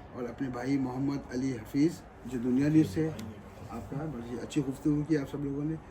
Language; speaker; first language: Urdu; native; Urdu